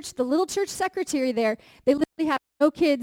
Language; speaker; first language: English; native; English